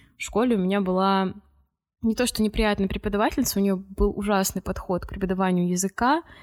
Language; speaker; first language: Russian; native; Russian